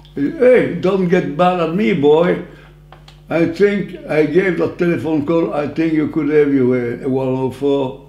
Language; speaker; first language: English; non-native, fluent; French